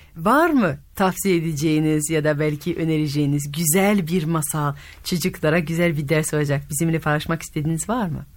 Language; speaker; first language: Turkish; non-native, fluent; French